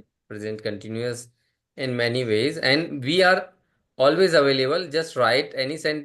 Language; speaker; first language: English; non-native, local second language; Hindi